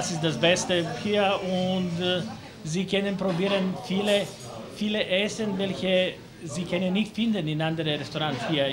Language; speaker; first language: German; non-native, learner; Serbian